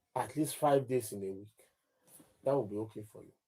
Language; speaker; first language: English; non-native, local second language; Yoruba